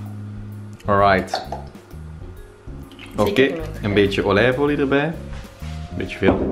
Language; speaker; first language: Dutch; native; Dutch